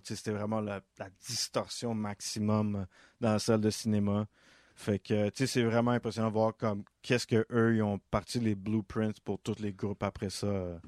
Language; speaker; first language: French; native; French